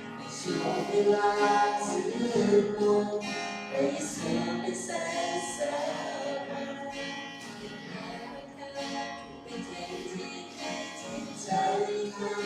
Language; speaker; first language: Thai; non-native, local second language; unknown